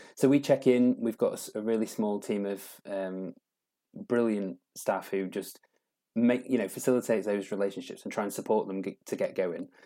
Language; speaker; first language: English; native; English